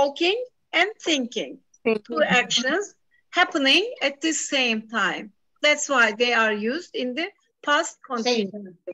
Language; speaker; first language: English; non-native, fluent; Turkish